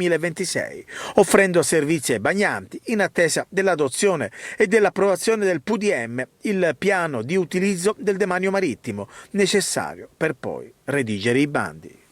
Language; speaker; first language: Italian; native; Italian